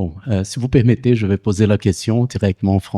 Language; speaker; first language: French; non-native, fluent; Portuguese